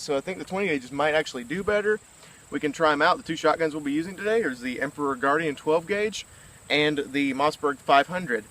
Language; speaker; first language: English; native; English